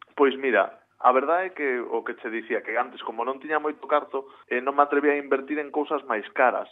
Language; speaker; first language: Galician; native; Galician